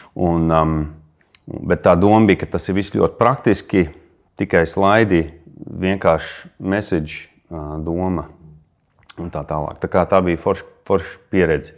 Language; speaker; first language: Latvian; early bilingual, heritage; Latvian